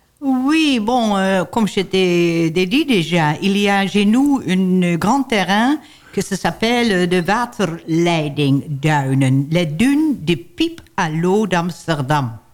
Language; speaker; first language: French; non-native, learner; Dutch